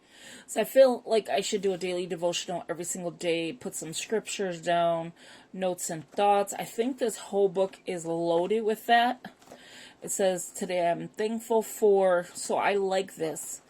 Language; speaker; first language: English; native; English